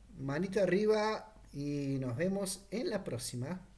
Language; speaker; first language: Spanish; native; Spanish